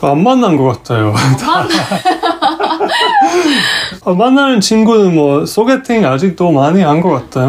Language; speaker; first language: Korean; non-native, fluent; Hungarian